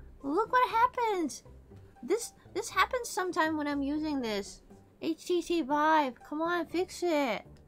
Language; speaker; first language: English; native; English